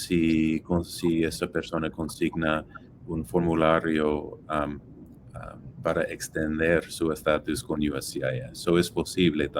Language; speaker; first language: Spanish; non-native, fluent; English